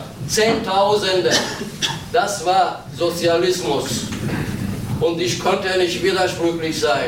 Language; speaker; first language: German; non-native, learner; Turkish